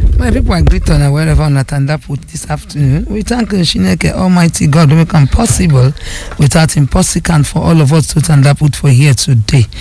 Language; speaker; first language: Nigerian Pidgin; non-native, local second language; Yoruba